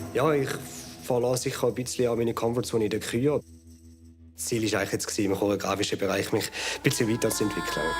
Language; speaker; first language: German; native; German